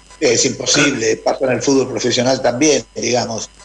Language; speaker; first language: Spanish; native; Spanish